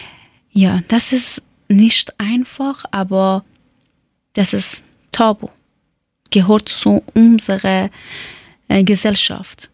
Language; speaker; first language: German; non-native, learner; Persian